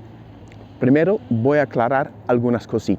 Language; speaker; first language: Spanish; non-native, fluent; English